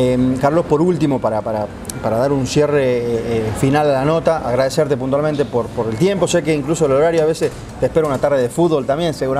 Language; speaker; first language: Spanish; native; Spanish